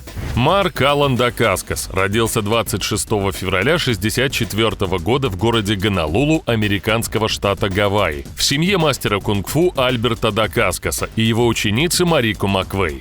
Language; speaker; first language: Russian; native; Russian